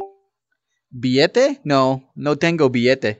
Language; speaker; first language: Spanish; non-native, learner; English